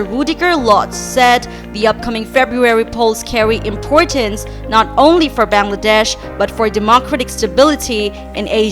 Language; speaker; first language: English; non-native, local second language; Bangla